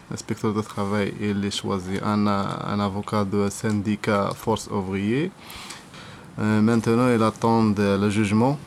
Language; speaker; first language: French; non-native, learner; Arabic